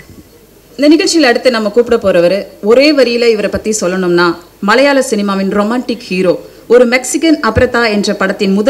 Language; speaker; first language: Tamil; native; Tamil